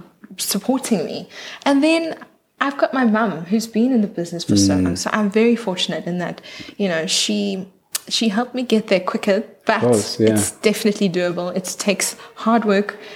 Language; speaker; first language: English; native; English